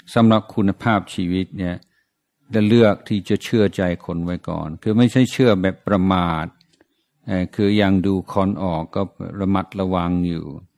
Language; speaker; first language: Thai; non-native, fluent; English